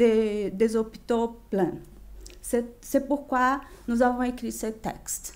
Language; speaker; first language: French; non-native, fluent; Chinese